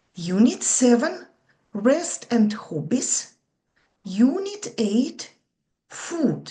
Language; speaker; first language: English; non-native, fluent; Ukrainian